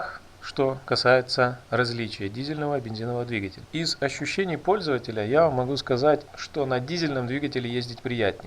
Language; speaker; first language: Russian; native; Russian